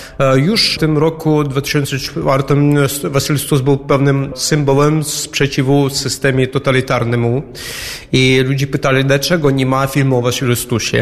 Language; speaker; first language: Polish; non-native, fluent; Ukrainian